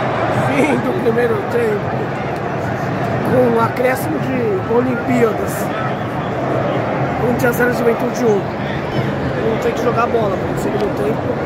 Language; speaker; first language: Portuguese; native; Portuguese